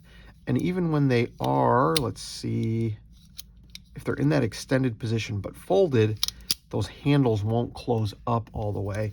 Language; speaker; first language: English; native; English